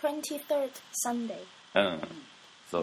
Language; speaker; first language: English; non-native, learner; Japanese